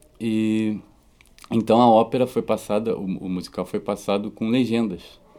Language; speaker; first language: Portuguese; native; Portuguese